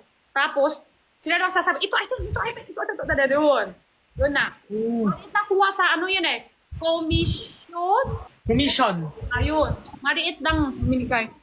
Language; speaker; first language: Filipino; non-native, learner; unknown